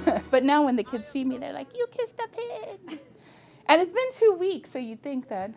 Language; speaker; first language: English; early bilingual, other home language; Spanish